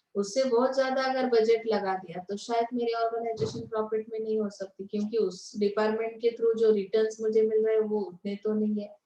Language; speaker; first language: Hindi; non-native, local second language; Marathi